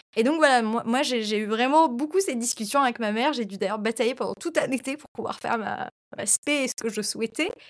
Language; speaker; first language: French; non-native, local second language; Arabic